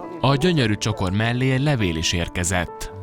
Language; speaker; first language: Hungarian; native; Hungarian